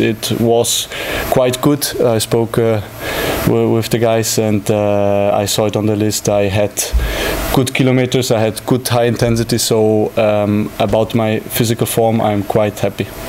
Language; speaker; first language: English; non-native, fluent; German